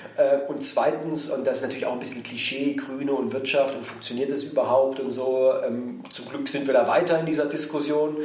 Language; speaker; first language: German; native; German